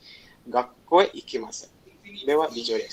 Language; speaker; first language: Japanese; non-native, learner; Indonesian